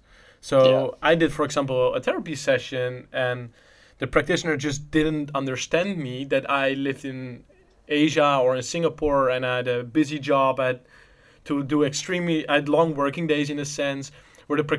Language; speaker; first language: English; non-native, fluent; Dutch